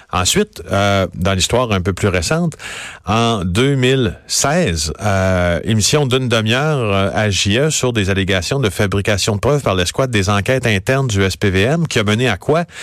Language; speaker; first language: French; native; French